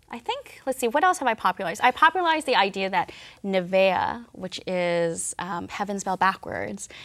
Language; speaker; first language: English; native; English